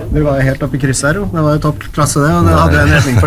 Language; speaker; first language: Norwegian; native; Norwegian